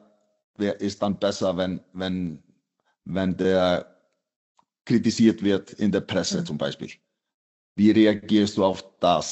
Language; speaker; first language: German; non-native, fluent; Icelandic